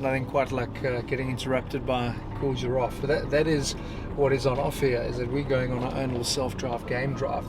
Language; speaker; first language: English; native; English